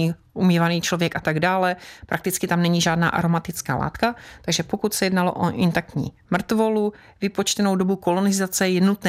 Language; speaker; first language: Czech; native; Czech